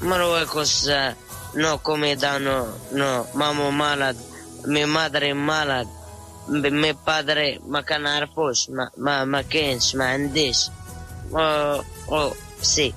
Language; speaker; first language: Spanish; non-native, learner; Arabic